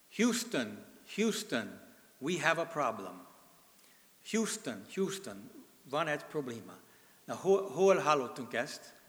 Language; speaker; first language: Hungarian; non-native, fluent; English